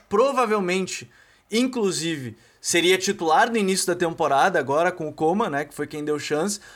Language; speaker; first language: Portuguese; native; Portuguese